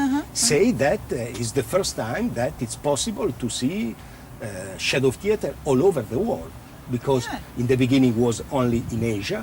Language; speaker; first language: English; non-native, learner; Italian